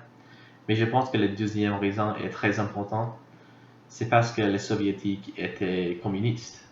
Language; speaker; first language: French; non-native, fluent; English